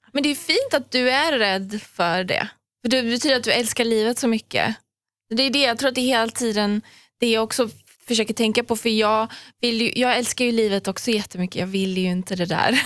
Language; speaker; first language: Swedish; early bilingual, other home language; Persian